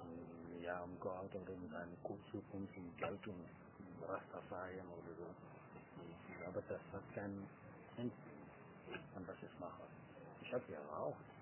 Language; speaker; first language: German; non-native, learner; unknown